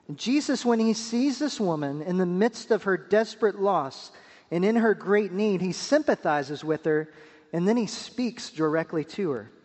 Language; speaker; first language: English; native; English